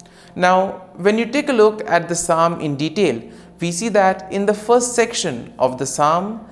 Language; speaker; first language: English; non-native, local second language; Konkani